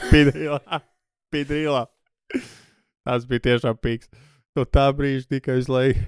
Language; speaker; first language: Latvian; native; Latvian